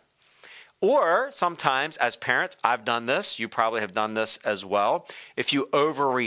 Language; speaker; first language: English; native; English